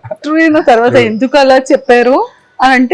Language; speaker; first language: Telugu; native; Telugu